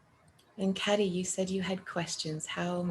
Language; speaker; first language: English; native; English